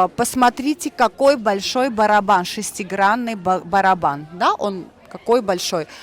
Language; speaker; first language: Russian; non-native, local second language; Armenian